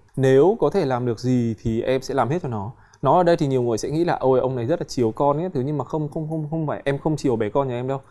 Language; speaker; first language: Vietnamese; native; Vietnamese